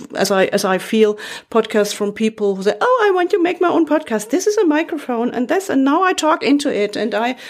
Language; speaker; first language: English; non-native, fluent; German